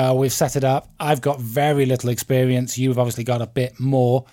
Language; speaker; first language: English; native; English